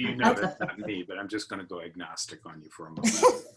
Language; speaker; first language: English; native; English